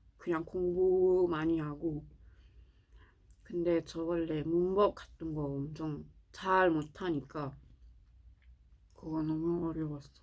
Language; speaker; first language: Korean; non-native, learner; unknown